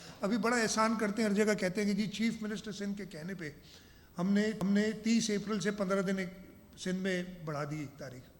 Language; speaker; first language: Urdu; non-native, local second language; Sindhi